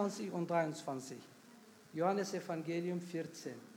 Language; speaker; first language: German; non-native, fluent; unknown